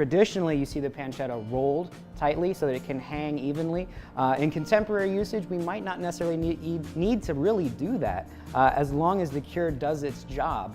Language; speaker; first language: English; native; English